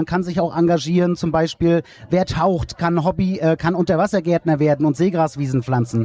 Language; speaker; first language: German; native; German